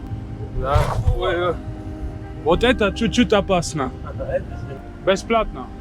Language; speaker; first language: Russian; non-native, learner; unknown